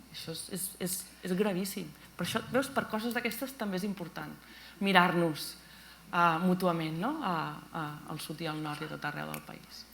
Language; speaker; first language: Catalan; native; Catalan